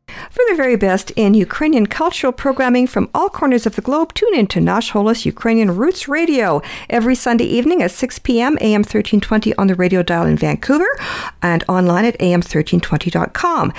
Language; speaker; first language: English; early bilingual, other home language; Ukrainian